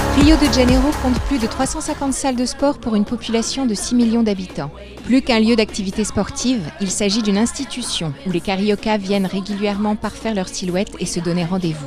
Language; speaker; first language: French; native; French